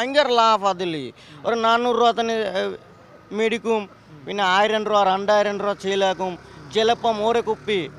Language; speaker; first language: Malayalam; non-native, local second language; Bangla